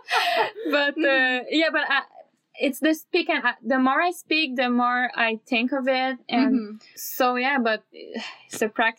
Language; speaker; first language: English; non-native, fluent; French